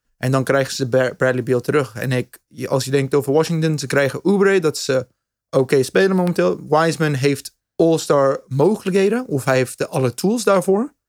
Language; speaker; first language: Dutch; non-native, fluent; English